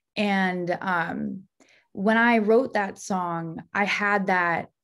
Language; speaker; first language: English; native; English